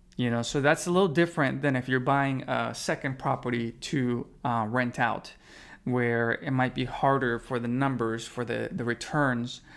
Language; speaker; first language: English; native; English